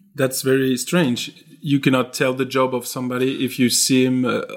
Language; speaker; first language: English; non-native, fluent; French